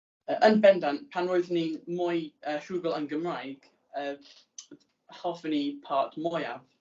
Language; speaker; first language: Welsh; non-native, learner; English